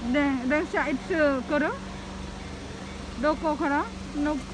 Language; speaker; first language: Japanese; non-native, learner; Khmer